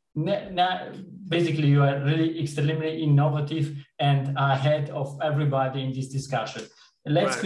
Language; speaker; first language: English; non-native, fluent; Italian